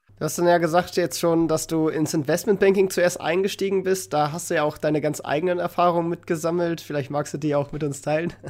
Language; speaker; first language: German; native; German